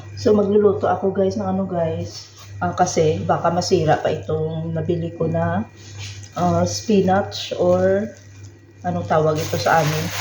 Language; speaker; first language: Filipino; non-native, local second language; Hiligaynon